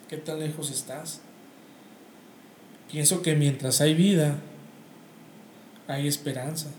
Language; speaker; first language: Spanish; native; Spanish